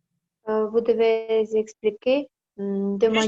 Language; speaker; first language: French; non-native, learner; Kazakh